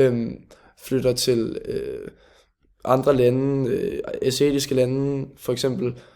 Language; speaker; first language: Danish; native; Danish